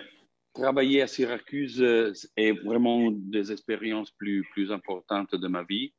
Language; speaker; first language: French; non-native, fluent; Italian